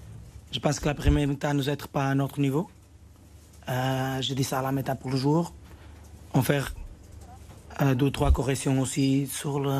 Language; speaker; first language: French; non-native, fluent; Portuguese